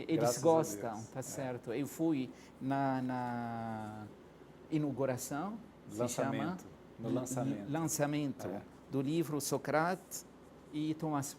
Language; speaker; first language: Portuguese; non-native, fluent; Arabic